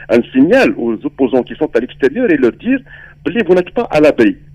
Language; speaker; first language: French; non-native, local second language; Arabic